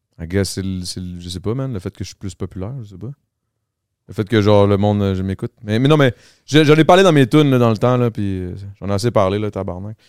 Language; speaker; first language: French; native; French